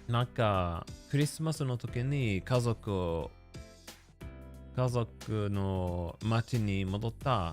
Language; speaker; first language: Japanese; non-native, learner; English